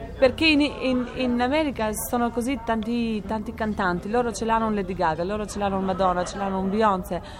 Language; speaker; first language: Italian; non-native, learner; Albanian